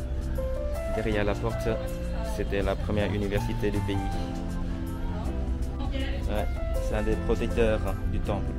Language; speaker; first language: French; non-native, fluent; Vietnamese